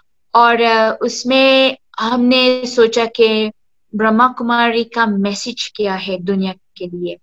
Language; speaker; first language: Hindi; early bilingual, heritage; Hindi